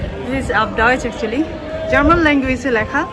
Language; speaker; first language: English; non-native, local second language; Bangla